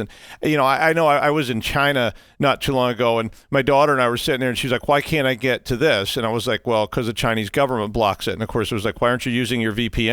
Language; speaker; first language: English; native; English